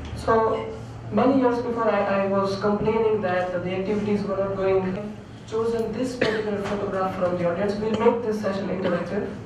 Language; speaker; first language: English; non-native, local second language; Gujarati